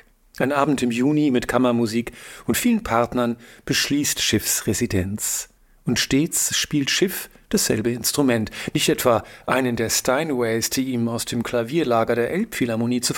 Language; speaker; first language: German; native; German